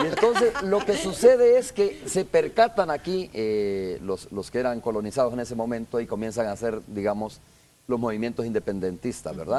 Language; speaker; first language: Spanish; native; Spanish